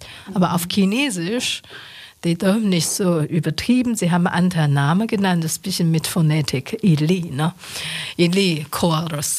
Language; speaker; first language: German; non-native, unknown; Chinese